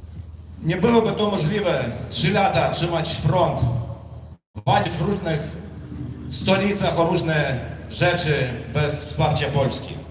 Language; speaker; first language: Polish; non-native, fluent; Ukrainian